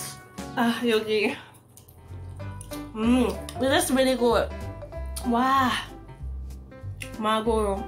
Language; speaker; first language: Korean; non-native, learner; Cantonese